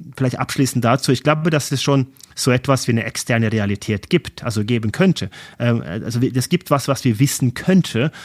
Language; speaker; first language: German; non-native, fluent; Norwegian